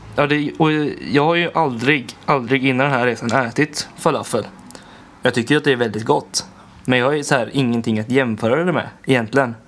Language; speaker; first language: Swedish; native; Swedish